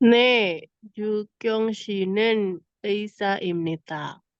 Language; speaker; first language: Korean; non-native, learner; Indonesian